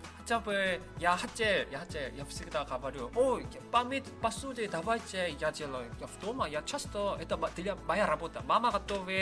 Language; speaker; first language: Russian; non-native, learner; Korean